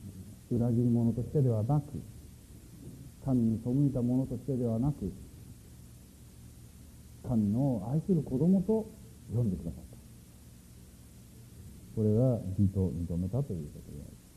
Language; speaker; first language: Japanese; native; Japanese